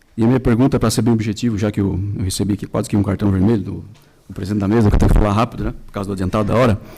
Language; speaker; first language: Portuguese; native; Portuguese